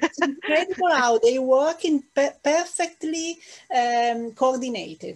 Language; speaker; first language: English; non-native, fluent; Italian